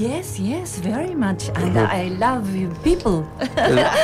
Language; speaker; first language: English; non-native, learner; Japanese